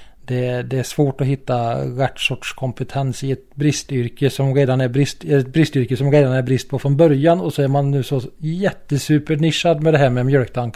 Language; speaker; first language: Swedish; native; Swedish